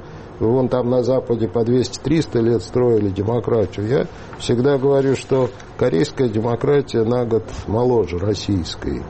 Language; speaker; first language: Russian; native; Russian